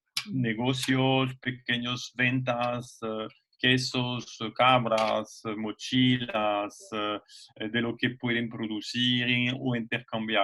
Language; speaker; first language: Spanish; non-native, fluent; French